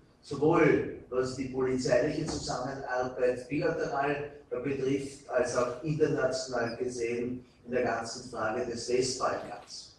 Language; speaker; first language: German; native; German